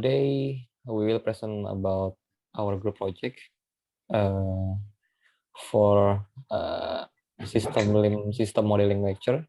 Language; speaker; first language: English; non-native, learner; Indonesian